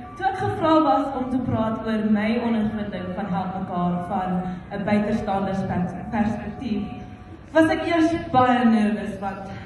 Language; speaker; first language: Afrikaans; non-native, fluent; English